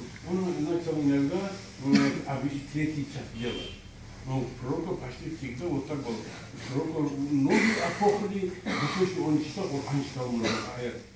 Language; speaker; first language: Russian; non-native, local second language; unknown